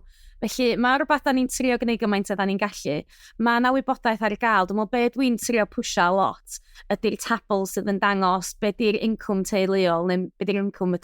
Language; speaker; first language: Welsh; native; Welsh